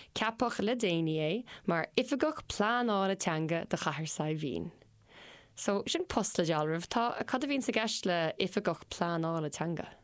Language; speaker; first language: Irish; non-native, local second language; English